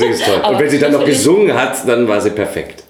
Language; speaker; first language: German; native; German